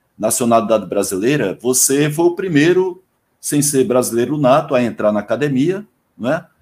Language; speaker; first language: Portuguese; native; Portuguese